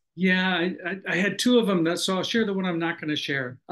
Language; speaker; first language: English; native; English